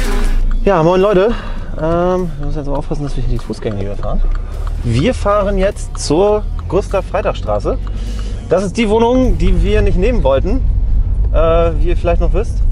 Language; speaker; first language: German; native; German